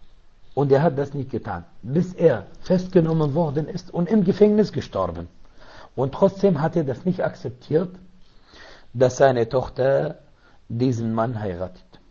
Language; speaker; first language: German; non-native, learner; Arabic